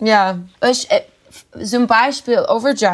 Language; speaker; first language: German; non-native, learner; English